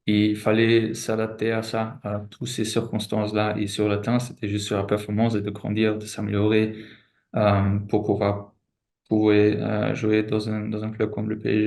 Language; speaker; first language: French; non-native, fluent; German